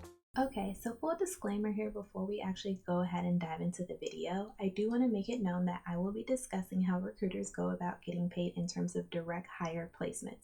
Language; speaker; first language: English; native; English